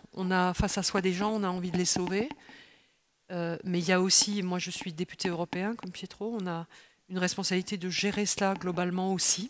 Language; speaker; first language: French; native; French